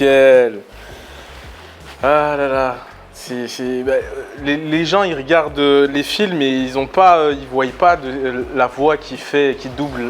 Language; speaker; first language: French; native; French